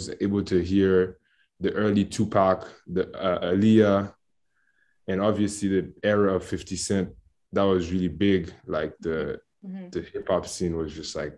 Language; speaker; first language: English; non-native, fluent; Haitian Creole